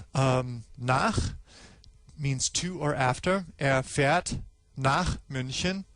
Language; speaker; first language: German; non-native, fluent; English